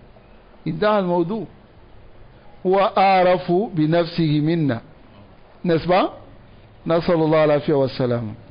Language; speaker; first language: Arabic; non-native, fluent; Dyula